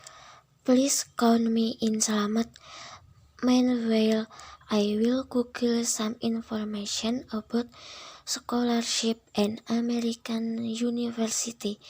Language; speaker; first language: English; non-native, learner; Indonesian